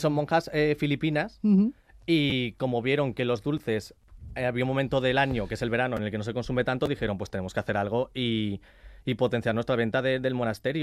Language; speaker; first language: Spanish; native; Spanish